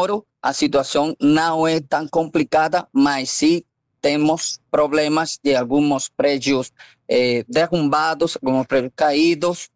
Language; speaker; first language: Portuguese; non-native, fluent; Spanish